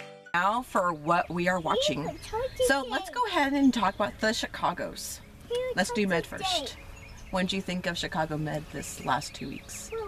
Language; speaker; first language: English; native; English